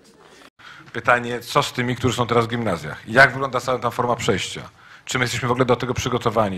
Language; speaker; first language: Polish; native; Polish